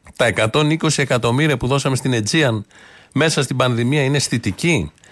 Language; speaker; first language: Greek; native; Greek